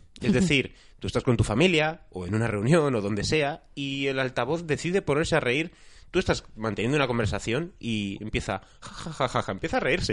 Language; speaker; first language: Spanish; native; Spanish